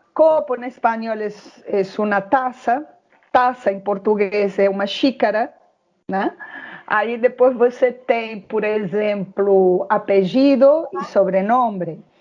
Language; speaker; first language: Portuguese; non-native, fluent; Spanish